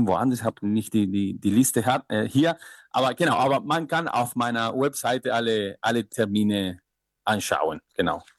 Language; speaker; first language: German; non-native, fluent; Spanish